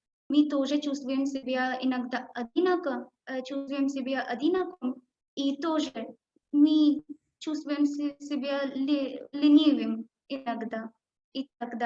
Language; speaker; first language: Russian; non-native, learner; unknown